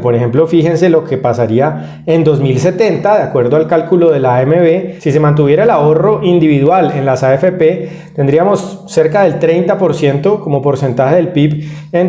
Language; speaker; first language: Spanish; native; Spanish